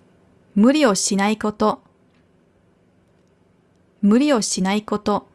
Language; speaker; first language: Japanese; non-native, fluent; German